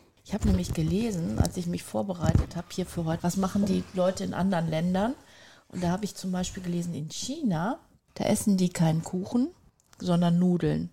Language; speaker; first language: German; native; German